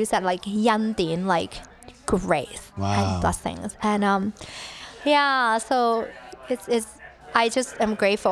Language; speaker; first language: English; early bilingual, other home language; Cantonese